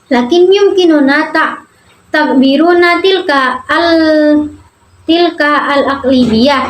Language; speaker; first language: Arabic; non-native, learner; Indonesian